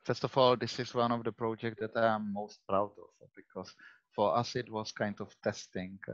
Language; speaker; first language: English; non-native, fluent; Czech